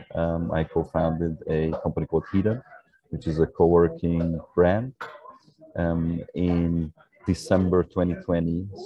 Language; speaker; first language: English; non-native, fluent; Hungarian